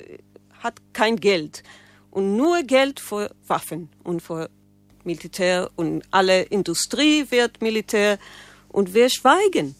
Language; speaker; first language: German; non-native, learner; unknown